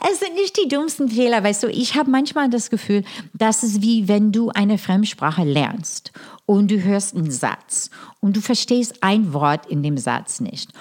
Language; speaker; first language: German; non-native, fluent; English